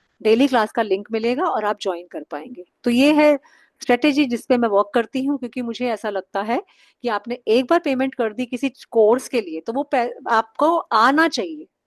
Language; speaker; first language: Hindi; native; Hindi